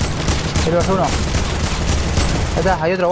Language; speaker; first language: Spanish; native; Spanish